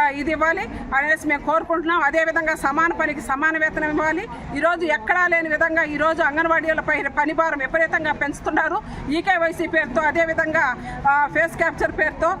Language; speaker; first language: Telugu; native; Telugu